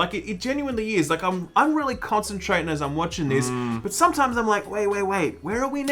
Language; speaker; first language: English; native; English